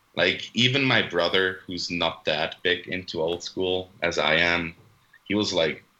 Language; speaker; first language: English; non-native, fluent; Swiss German